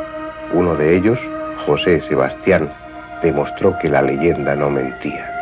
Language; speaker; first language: Spanish; native; Spanish